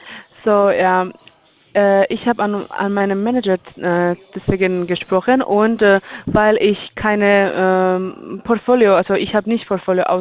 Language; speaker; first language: German; non-native, learner; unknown